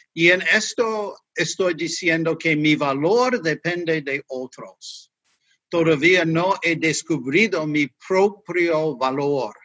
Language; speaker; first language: Spanish; non-native, learner; English